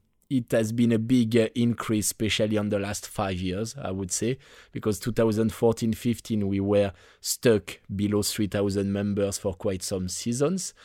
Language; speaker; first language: English; non-native, fluent; French